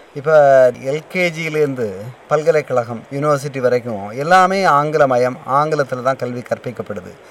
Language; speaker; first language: Tamil; native; Tamil